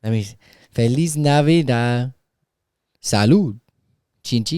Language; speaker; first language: Spanish; non-native, learner; English